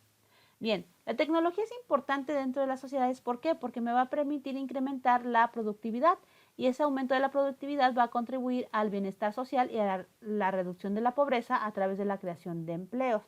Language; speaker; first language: Spanish; native; Spanish